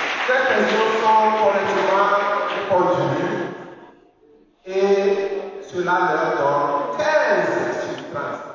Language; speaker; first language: French; non-native, fluent; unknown